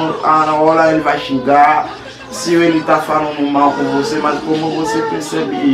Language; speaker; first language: Portuguese; non-native, learner; Haitian Creole